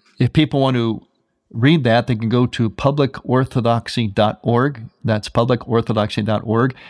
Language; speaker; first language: English; native; English